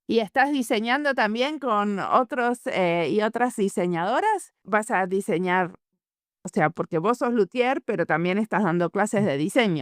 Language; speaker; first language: Spanish; native; Spanish